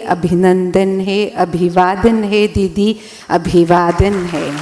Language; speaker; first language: Hindi; non-native, local second language; Malayalam